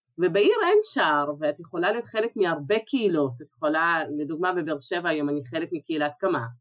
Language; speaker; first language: Hebrew; early bilingual, other home language; Russian